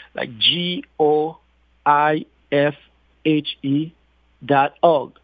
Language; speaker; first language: English; non-native, fluent; Haitian Creole